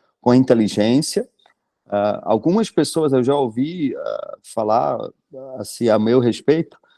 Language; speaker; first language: Portuguese; non-native, fluent; German